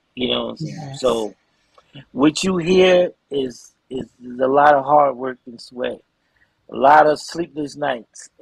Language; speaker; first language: English; native; English